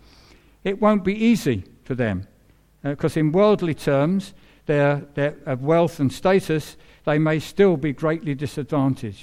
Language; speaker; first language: English; native; English